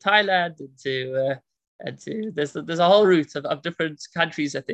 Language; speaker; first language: English; native; English